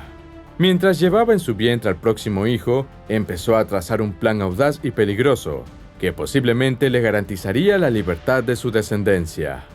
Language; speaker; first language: Spanish; native; Spanish